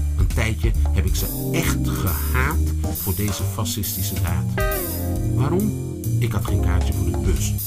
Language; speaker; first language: Dutch; early bilingual, other home language; Sranan Tongo